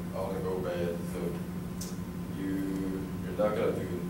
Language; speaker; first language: English; non-native, learner; Korean